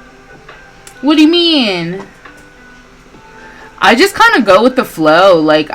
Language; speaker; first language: English; native; English